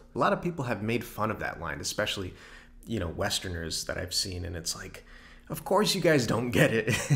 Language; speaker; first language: English; native; English